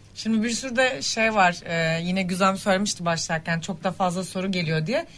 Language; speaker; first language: Turkish; native; Turkish